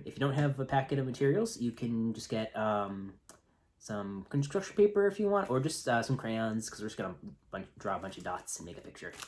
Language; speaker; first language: English; native; English